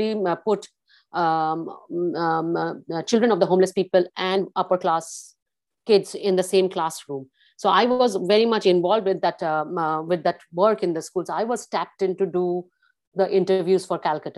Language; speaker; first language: English; non-native, local second language; Bangla